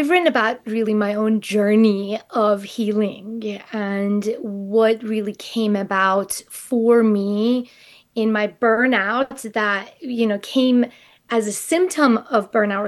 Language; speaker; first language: English; non-native, fluent; Persian